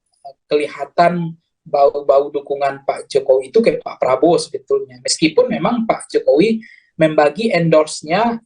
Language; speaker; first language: Indonesian; native; Indonesian